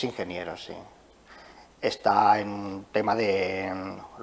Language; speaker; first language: Spanish; native; Spanish